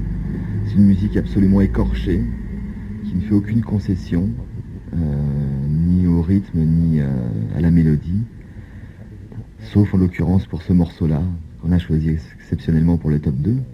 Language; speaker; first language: French; native; French